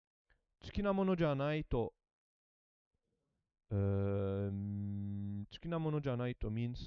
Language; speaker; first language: Japanese; non-native, learner; English